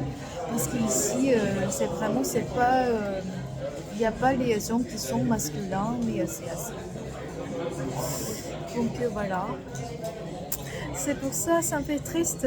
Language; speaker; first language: French; non-native, learner; Korean